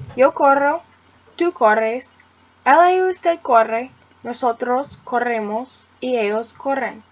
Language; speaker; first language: Spanish; non-native, learner; English